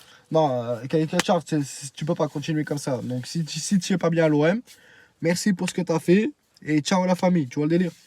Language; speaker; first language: French; native; French